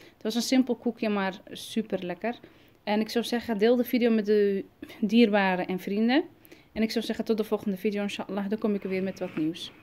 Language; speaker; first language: Dutch; early bilingual, other home language; Arabic